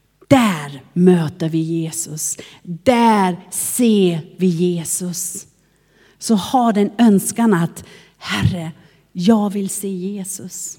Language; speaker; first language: Swedish; non-native, fluent; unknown